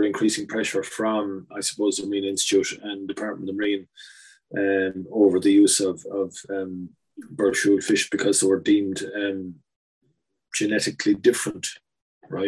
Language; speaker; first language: English; native; English